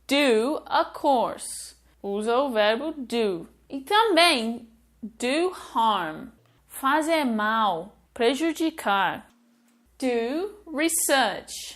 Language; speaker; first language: Portuguese; non-native, fluent; English